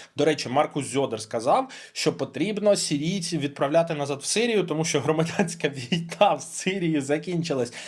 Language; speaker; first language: Ukrainian; non-native, local second language; Russian